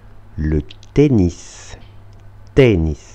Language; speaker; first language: French; non-native, fluent; Russian